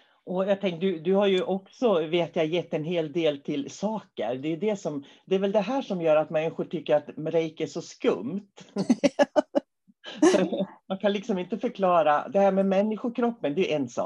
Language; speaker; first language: Swedish; native; Swedish